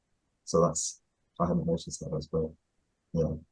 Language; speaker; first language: English; native; English